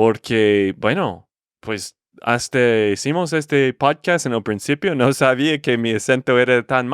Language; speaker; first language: Spanish; non-native, fluent; English